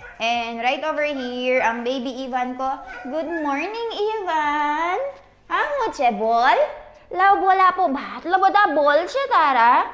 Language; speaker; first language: Filipino; native; Filipino